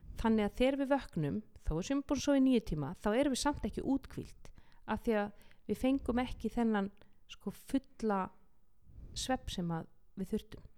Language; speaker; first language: Icelandic; native; Icelandic